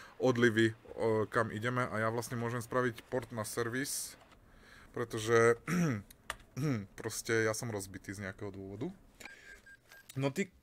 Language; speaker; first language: Slovak; non-native, local second language; Hungarian